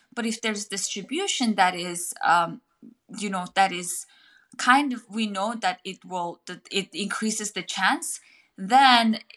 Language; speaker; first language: English; non-native, fluent; Mongolian